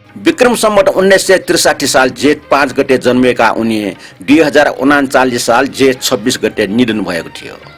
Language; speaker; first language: Nepali; non-native, local second language; Newari